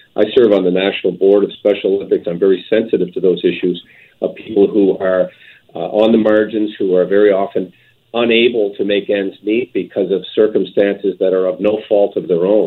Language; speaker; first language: English; native; English